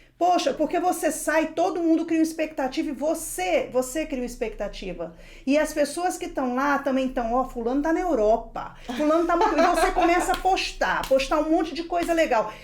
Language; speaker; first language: Portuguese; native; Portuguese